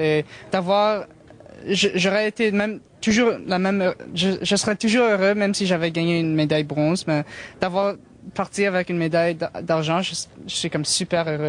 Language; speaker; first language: French; non-native, local second language; English